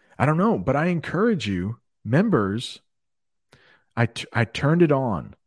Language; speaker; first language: English; native; English